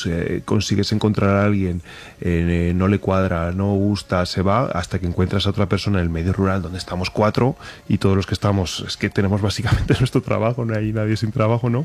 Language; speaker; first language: Spanish; native; Spanish